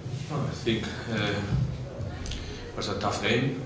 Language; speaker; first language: English; non-native, fluent; Catalan